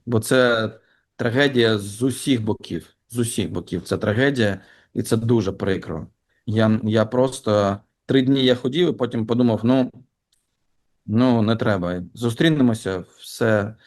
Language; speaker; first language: Ukrainian; non-native, local second language; Russian